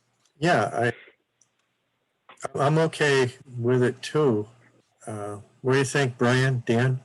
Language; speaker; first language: English; native; English